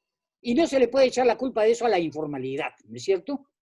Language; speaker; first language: Spanish; native; Spanish